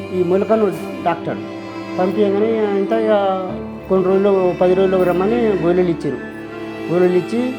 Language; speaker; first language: Telugu; non-native, local second language; Lambadi